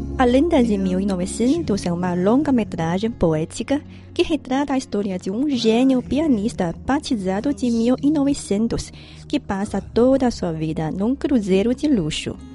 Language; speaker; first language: Portuguese; non-native, fluent; Chinese